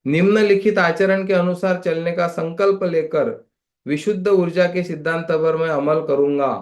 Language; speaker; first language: Hindi; non-native, local second language; Marathi